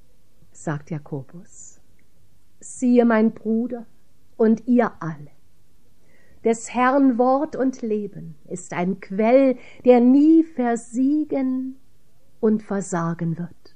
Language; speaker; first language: German; native; German